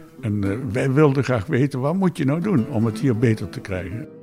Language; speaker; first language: Dutch; native; Dutch